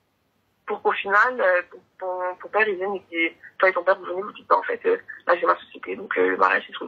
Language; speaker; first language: French; native; French